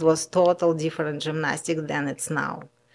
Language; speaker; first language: English; non-native, learner; Russian